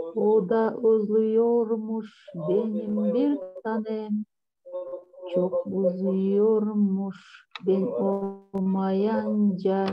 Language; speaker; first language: Turkish; non-native, learner; Kyrgyz